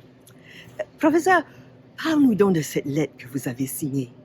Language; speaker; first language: French; native; French